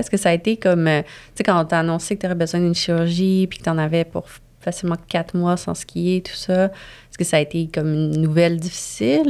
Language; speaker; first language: French; native; French